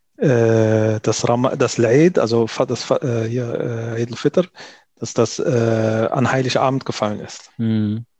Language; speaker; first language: German; early bilingual, other home language; Arabic